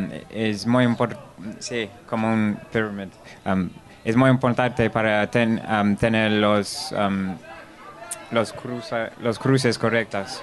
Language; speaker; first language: Spanish; non-native, learner; English